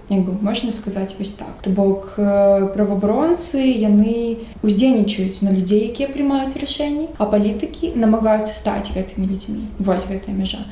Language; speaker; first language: Belarusian; non-native, local second language; Russian